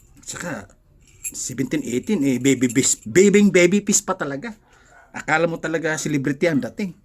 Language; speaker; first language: Filipino; non-native, local second language; Cebuano